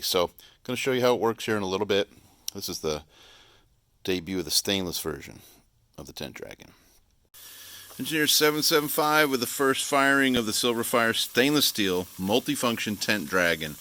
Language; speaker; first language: English; native; English